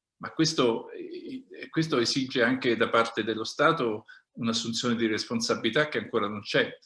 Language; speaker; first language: Italian; native; Italian